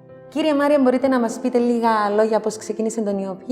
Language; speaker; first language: Greek; native; Greek